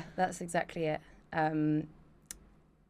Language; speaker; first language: English; native; English